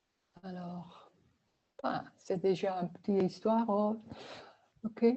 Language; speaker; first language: French; non-native, learner; Dutch